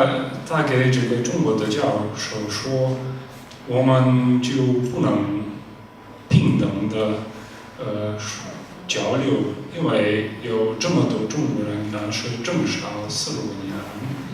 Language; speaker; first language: Chinese; non-native, fluent; Slovenian